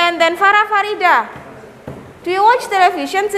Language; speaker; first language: English; non-native, learner; Indonesian